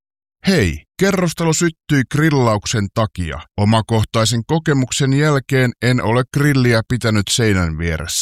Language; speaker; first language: Finnish; native; Finnish